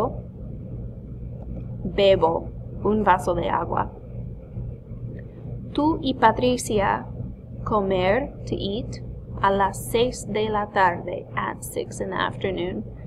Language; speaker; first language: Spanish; non-native, fluent; English